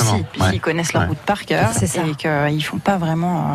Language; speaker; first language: French; native; French